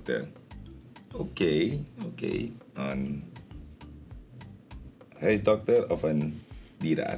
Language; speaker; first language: Dutch; native; Dutch